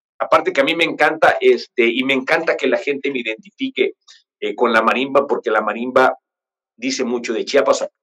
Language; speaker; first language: Spanish; native; Spanish